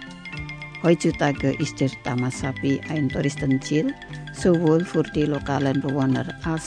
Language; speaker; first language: German; non-native, fluent; Indonesian